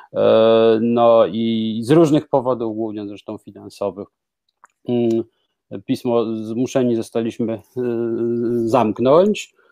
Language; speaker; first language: Polish; native; Polish